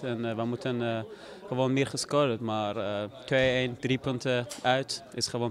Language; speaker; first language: Dutch; non-native, learner; Persian